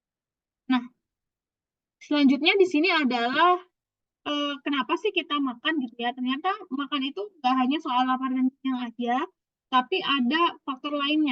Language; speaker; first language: Indonesian; native; Indonesian